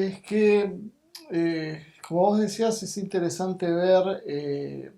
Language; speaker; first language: Spanish; native; Spanish